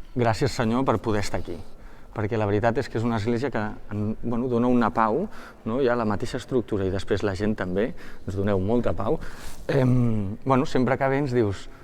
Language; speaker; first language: Catalan; native; Catalan